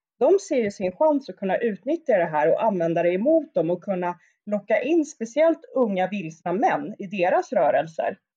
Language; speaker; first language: Swedish; native; Swedish